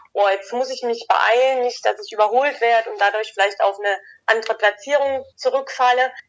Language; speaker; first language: German; native; German